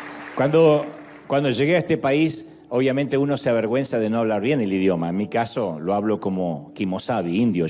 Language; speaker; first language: Spanish; native; Spanish